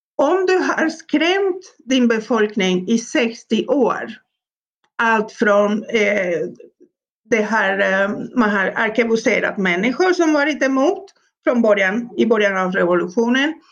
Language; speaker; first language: Swedish; non-native, fluent; Spanish